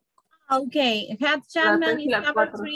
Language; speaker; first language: English; non-native, learner; Spanish